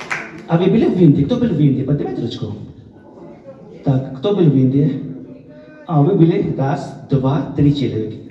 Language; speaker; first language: Russian; non-native, fluent; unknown